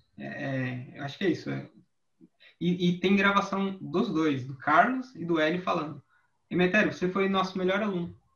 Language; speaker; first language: Portuguese; native; Portuguese